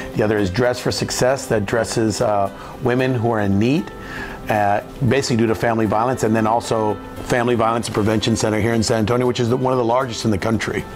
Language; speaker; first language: English; native; English